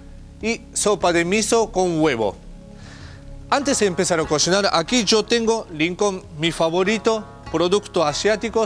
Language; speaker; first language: Spanish; non-native, learner; Japanese